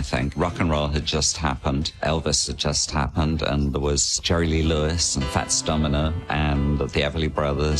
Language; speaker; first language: English; native; English